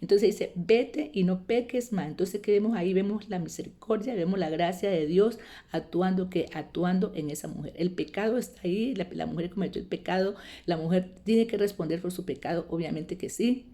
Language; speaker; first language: Spanish; native; Spanish